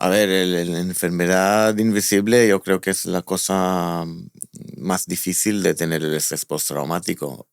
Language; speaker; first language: Spanish; non-native, fluent; Hebrew